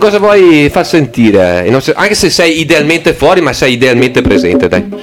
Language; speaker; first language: Italian; native; Italian